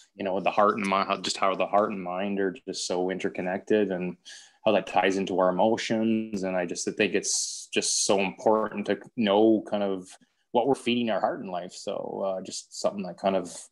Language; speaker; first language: English; native; English